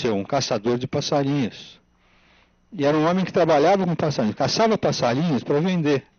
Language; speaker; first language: Portuguese; native; Portuguese